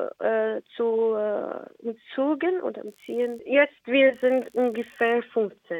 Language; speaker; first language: German; non-native, learner; Arabic